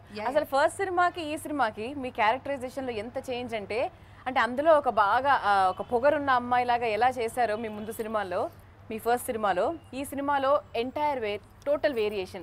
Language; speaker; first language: Telugu; native; Telugu